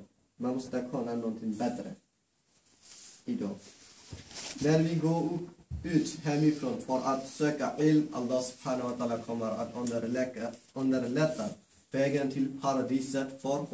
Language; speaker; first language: Swedish; non-native, fluent; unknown